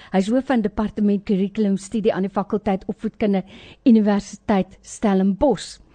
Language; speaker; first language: Afrikaans; native; Afrikaans